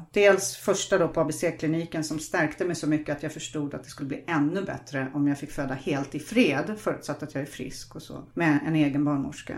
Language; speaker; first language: Swedish; non-native, fluent; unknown